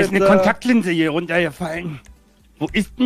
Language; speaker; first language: German; native; German